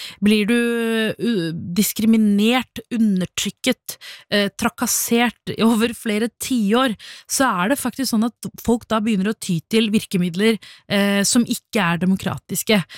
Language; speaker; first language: Norwegian; early bilingual, other home language; Tamil